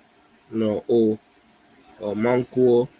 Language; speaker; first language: French; non-native, learner; English